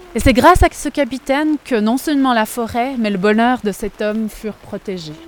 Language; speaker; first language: French; native; French